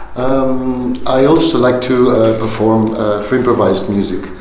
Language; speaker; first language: English; non-native, fluent; Greek